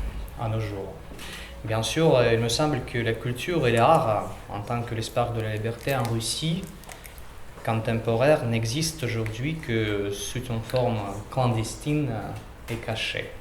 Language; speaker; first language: French; non-native, learner; Russian